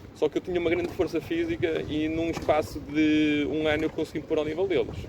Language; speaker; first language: Portuguese; early bilingual, heritage; Portuguese